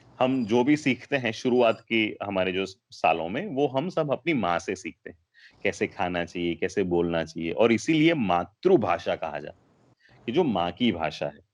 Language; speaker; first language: Hindi; non-native, local second language; Gujarati